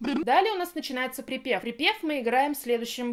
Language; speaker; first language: Russian; native; Russian